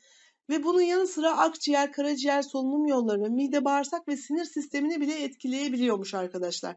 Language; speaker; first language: Turkish; native; Turkish